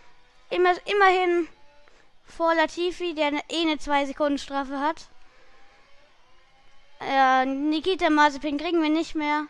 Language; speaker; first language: German; native; German